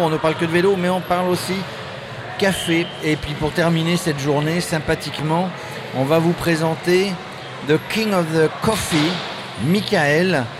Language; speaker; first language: French; native; French